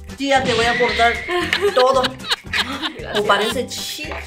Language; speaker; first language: Spanish; non-native, learner; Korean